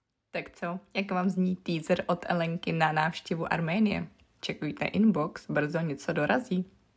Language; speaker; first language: Czech; native; Czech